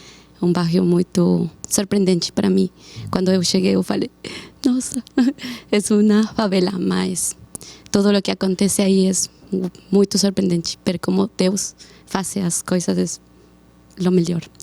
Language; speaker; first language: Portuguese; non-native, learner; Spanish